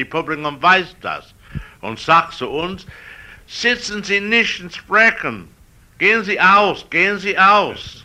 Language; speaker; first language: German; non-native, learner; English